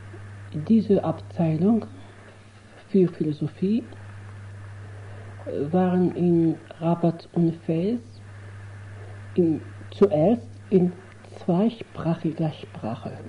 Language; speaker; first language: German; non-native, fluent; Arabic